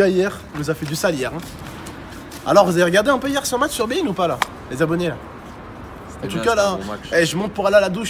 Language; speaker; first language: French; native; French